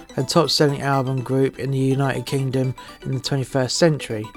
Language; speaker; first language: English; native; English